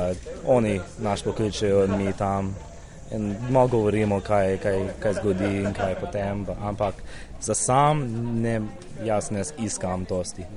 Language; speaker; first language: Slovenian; early bilingual, heritage; Slovenian